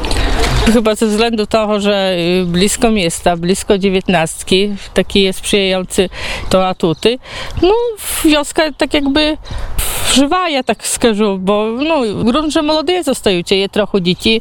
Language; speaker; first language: Polish; non-native, local second language; Belarusian